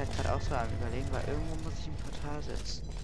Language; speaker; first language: German; native; German